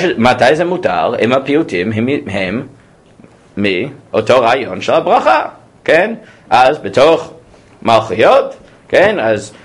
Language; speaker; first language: Hebrew; non-native, fluent; English